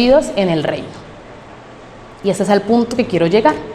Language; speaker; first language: Spanish; native; Spanish